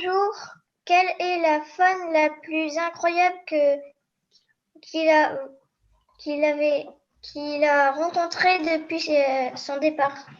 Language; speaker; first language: French; native; French